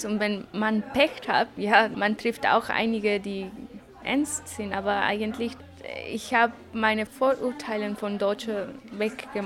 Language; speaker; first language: German; non-native, learner; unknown